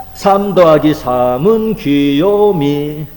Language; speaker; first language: Korean; non-native, fluent; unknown